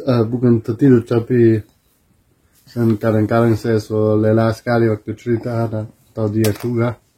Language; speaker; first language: Indonesian; non-native, learner; German